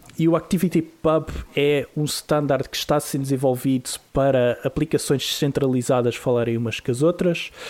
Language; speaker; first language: Portuguese; native; Portuguese